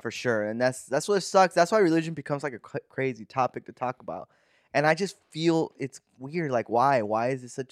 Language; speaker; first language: English; native; English